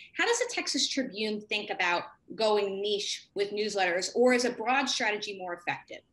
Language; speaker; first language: English; native; English